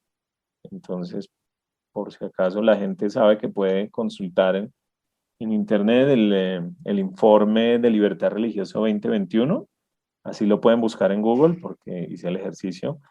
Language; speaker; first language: Spanish; native; Spanish